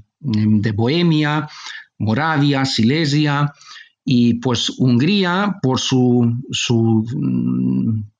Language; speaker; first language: Spanish; non-native, fluent; Hungarian